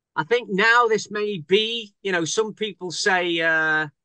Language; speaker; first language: English; native; English